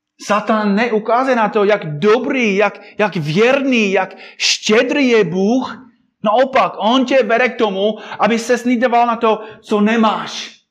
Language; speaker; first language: Czech; non-native, fluent; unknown